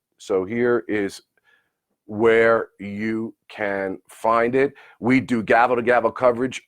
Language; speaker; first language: English; native; English